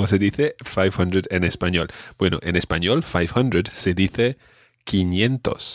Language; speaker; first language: Spanish; non-native, fluent; English